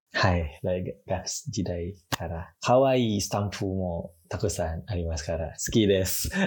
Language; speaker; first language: Japanese; non-native, learner; Indonesian